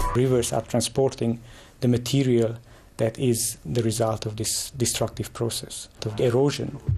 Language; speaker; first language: English; non-native, fluent; Romanian